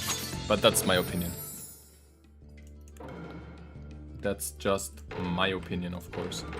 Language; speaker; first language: English; non-native, fluent; German